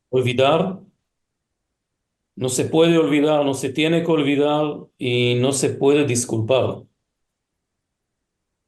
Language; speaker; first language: Spanish; early bilingual, heritage; Hebrew